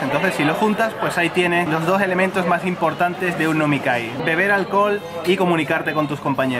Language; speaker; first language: Spanish; native; Spanish